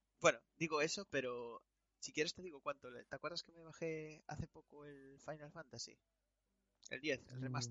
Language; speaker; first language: Spanish; native; Spanish